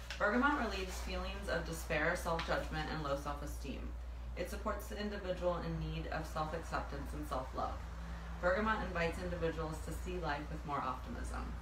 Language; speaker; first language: English; native; English